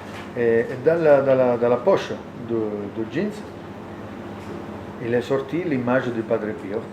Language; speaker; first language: French; non-native, learner; Italian